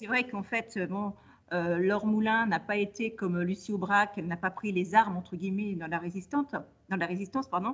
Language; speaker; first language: French; native; French